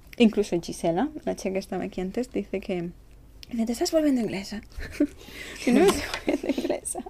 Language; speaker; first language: Spanish; native; Spanish